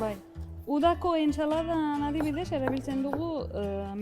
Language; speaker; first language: Basque; non-native, learner; Turkish